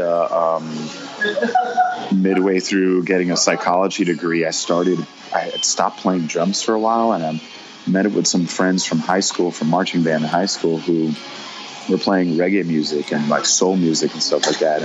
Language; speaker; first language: English; native; English